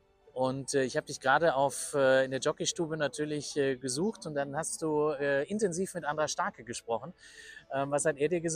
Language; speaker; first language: German; native; German